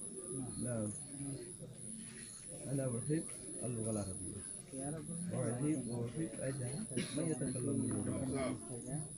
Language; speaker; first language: Arabic; non-native, fluent; Rohingya